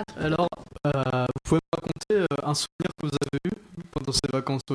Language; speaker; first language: French; native; French